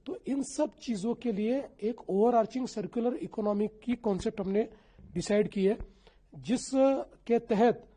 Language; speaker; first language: Hindi; non-native, local second language; Marathi